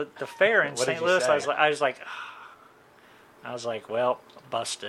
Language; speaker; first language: English; native; English